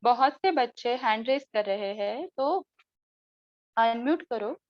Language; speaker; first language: Hindi; non-native, local second language; Marathi